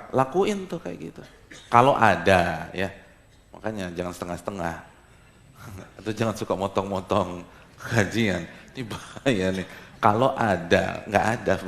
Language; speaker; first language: Indonesian; native; Indonesian